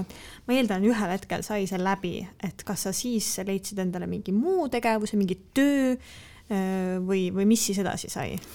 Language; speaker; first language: Estonian; native; Estonian